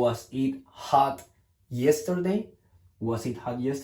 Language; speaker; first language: English; non-native, fluent; Spanish